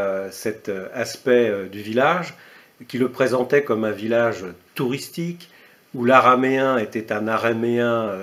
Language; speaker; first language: French; native; French